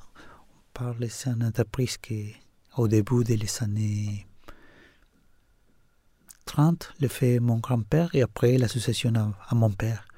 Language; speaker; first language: French; non-native, learner; Spanish